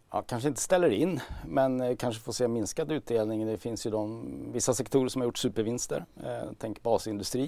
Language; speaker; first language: Swedish; native; Swedish